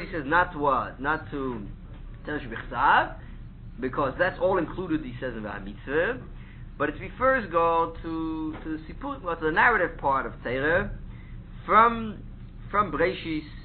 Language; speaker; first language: English; native; English